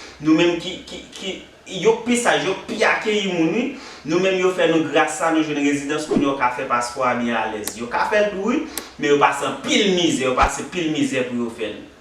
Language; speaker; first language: Haitian Creole; native; Haitian Creole